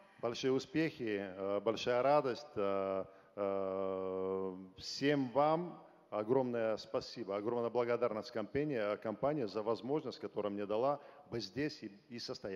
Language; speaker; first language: Russian; non-native, fluent; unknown